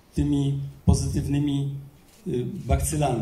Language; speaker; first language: Polish; native; Polish